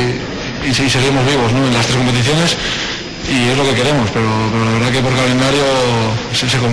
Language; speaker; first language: Spanish; native; Spanish